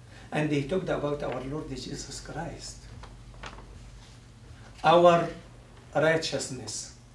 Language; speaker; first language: English; non-native, fluent; Arabic